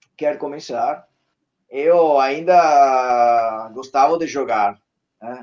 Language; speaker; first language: Portuguese; non-native, learner; Italian